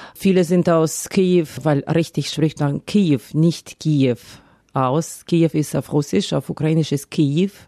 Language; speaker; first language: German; non-native, fluent; Ukrainian